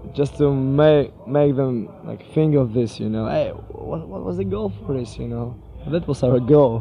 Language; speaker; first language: English; non-native, fluent; Polish